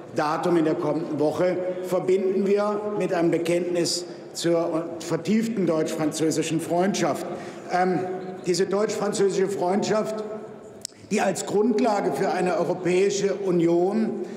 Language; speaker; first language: German; native; German